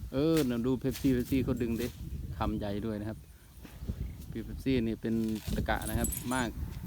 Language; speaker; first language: Thai; non-native, local second language; Northern Khmer